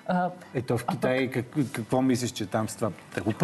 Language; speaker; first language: Bulgarian; native; Bulgarian